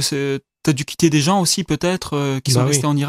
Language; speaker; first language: French; native; French